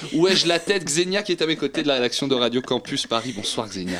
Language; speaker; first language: French; native; French